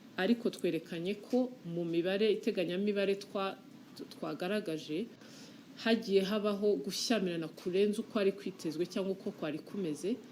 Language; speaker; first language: Kinyarwanda; native; Kinyarwanda